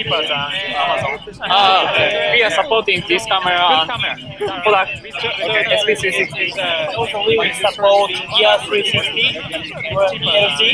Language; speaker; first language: English; non-native, learner; Japanese